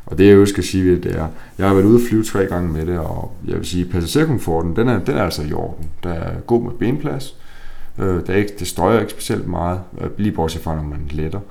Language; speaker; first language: Danish; native; Danish